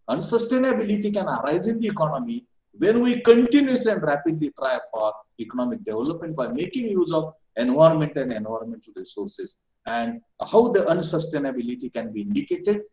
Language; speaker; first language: English; non-native, local second language; Marathi